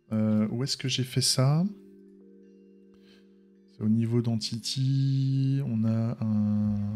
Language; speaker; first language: French; native; French